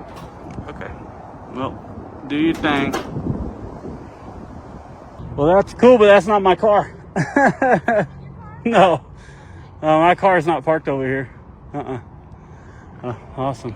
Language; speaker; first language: English; native; English